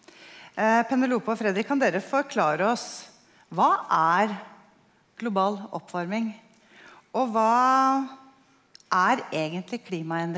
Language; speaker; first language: Norwegian; native; Norwegian